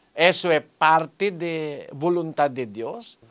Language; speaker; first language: Spanish; non-native, fluent; Filipino